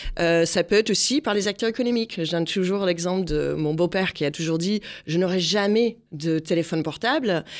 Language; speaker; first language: French; non-native, fluent; English